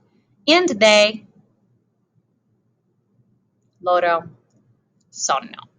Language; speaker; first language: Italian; non-native, fluent; English